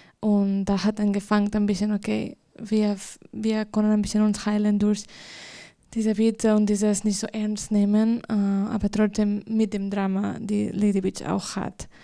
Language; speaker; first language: German; non-native, fluent; Spanish